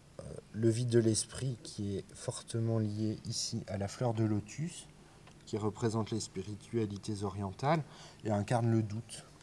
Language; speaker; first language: French; native; French